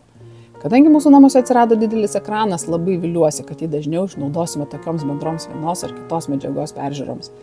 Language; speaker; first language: Lithuanian; native; Lithuanian